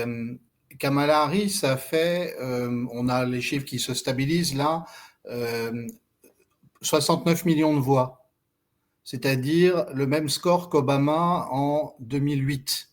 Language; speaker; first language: French; native; French